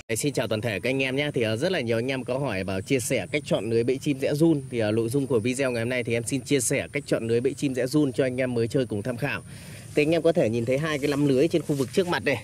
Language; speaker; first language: Vietnamese; native; Vietnamese